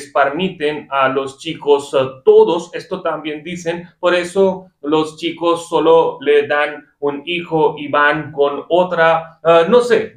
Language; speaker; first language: Spanish; non-native, fluent; Hindi